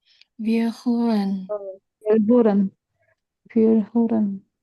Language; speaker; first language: German; non-native, learner; Indonesian